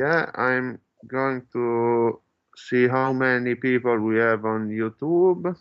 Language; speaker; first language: English; non-native, fluent; Italian